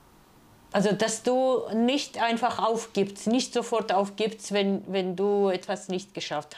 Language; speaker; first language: German; non-native, fluent; Georgian